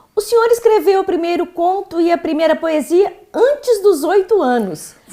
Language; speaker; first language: Portuguese; native; Portuguese